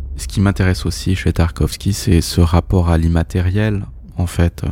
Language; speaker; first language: French; native; French